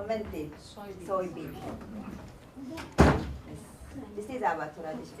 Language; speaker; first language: English; non-native, learner; Japanese